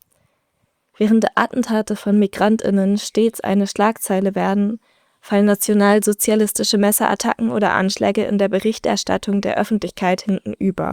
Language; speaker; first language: German; native; German